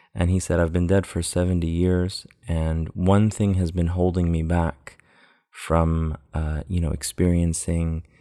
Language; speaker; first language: English; native; English